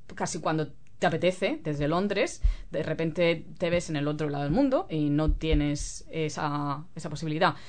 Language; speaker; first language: Spanish; native; Spanish